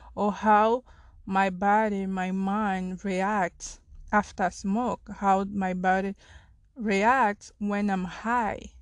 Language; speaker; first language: English; non-native, fluent; Portuguese